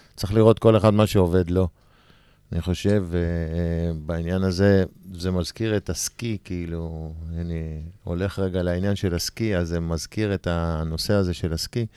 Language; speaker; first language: Hebrew; native; Hebrew